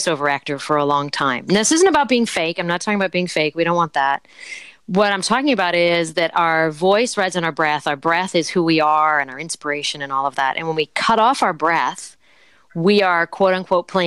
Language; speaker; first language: English; native; English